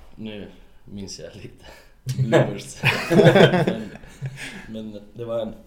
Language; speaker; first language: Swedish; early bilingual, other home language; Arabic